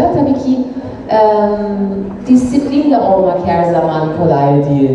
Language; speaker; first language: Turkish; non-native, fluent; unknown